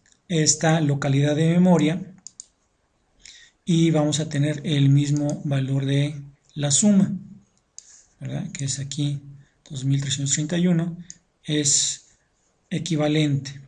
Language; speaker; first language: Spanish; native; Spanish